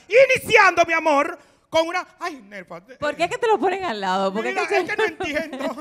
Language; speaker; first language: Spanish; native; Spanish